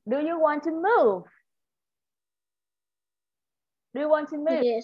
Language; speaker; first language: English; non-native, fluent; Vietnamese